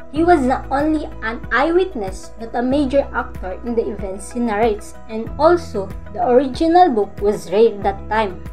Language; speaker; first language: English; non-native, local second language; Filipino